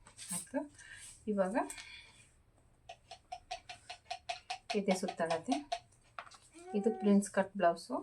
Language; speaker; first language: Kannada; native; Kannada